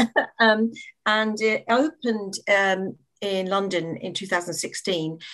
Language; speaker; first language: English; native; English